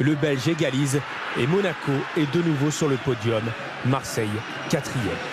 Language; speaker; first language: French; native; French